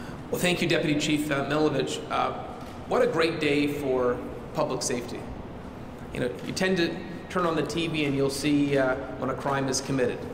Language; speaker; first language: English; native; English